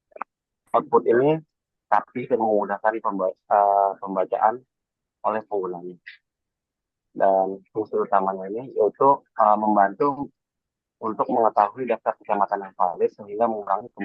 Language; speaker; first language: Indonesian; native; Indonesian